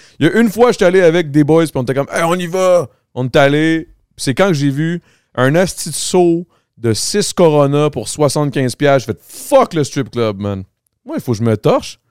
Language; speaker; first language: French; native; French